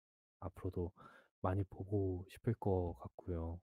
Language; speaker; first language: Korean; native; Korean